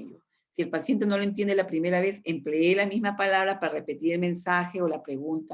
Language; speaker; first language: Spanish; native; Spanish